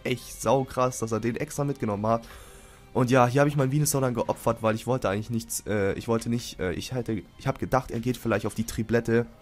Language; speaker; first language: German; native; German